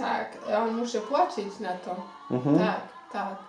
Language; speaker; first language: Polish; non-native, learner; Xhosa